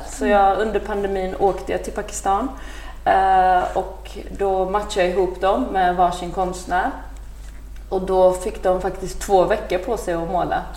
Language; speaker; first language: Swedish; early bilingual, other home language; Persian